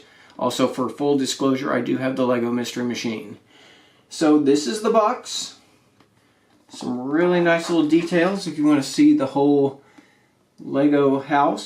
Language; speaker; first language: English; native; English